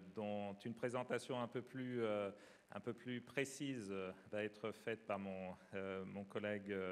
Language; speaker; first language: French; native; French